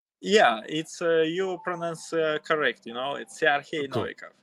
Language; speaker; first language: English; non-native, learner; Russian